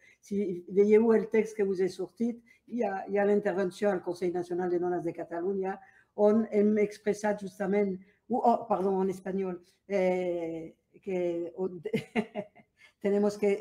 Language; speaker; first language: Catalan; non-native, local second language; Spanish